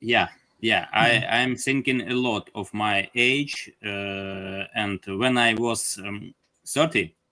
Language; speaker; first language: English; non-native, learner; Ukrainian